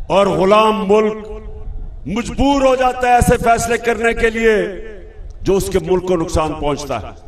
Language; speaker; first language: Urdu; native; Urdu